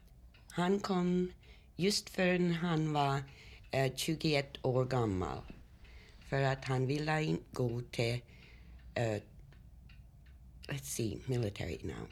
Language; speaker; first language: Swedish; early bilingual, heritage; Swedish